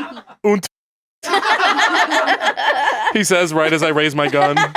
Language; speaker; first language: English; native; English